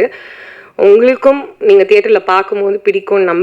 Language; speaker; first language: Tamil; native; Tamil